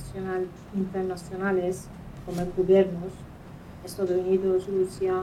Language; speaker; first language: Spanish; non-native, fluent; Kurdish